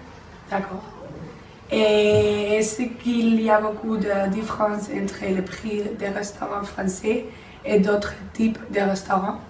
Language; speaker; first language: French; non-native, learner; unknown